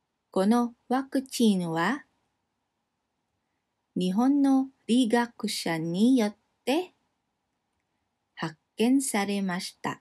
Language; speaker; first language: Japanese; non-native, fluent; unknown